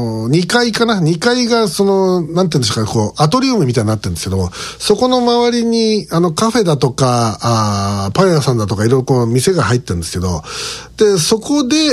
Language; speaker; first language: Japanese; native; Japanese